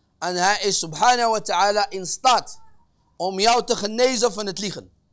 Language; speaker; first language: Dutch; early bilingual, other home language; Arabic